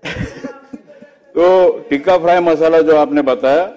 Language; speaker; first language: Hindi; non-native, local second language; Marathi